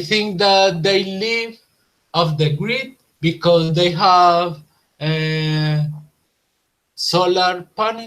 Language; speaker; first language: English; non-native, learner; Spanish